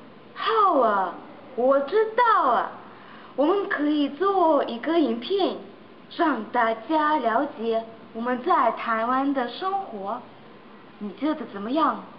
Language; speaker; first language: Chinese; non-native, learner; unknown